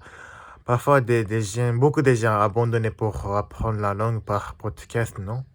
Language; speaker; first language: French; non-native, learner; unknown